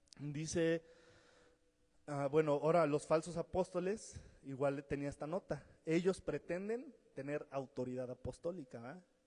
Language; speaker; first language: Spanish; native; Spanish